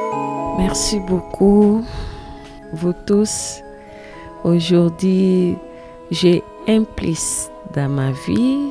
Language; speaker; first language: French; non-native, learner; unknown